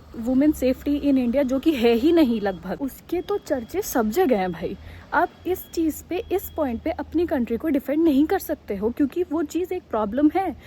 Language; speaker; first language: Hindi; native; Hindi